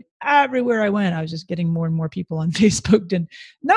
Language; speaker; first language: English; native; English